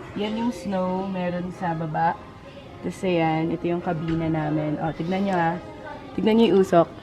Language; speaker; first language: Filipino; native; Filipino